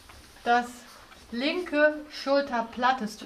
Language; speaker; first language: German; native; German